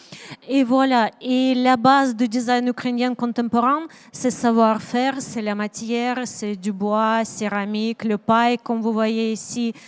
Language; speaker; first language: French; non-native, learner; Ukrainian